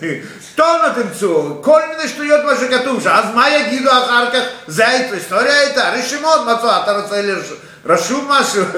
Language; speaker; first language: Hebrew; non-native, fluent; Russian